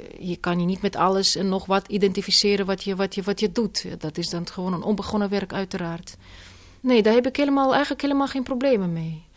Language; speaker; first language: Dutch; non-native, fluent; Russian